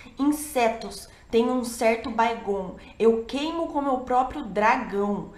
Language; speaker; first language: Portuguese; native; Portuguese